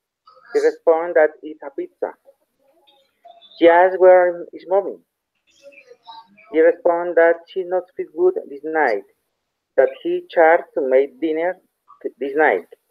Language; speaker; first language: English; non-native, learner; Spanish